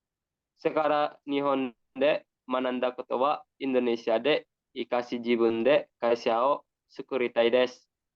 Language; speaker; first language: Japanese; non-native, learner; Indonesian